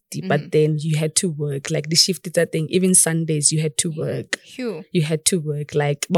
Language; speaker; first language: English; non-native, local second language; Tswana